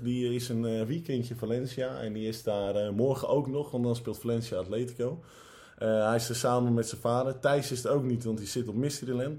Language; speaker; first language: Dutch; native; Dutch